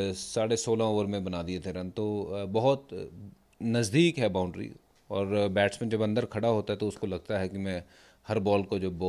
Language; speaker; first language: Hindi; non-native, local second language; Punjabi